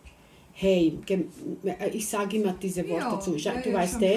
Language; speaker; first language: German; non-native, local second language; Romany